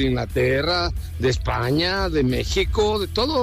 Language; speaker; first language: Spanish; native; Spanish